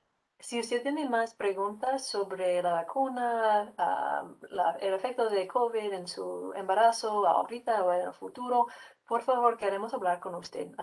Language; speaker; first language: Spanish; non-native, fluent; English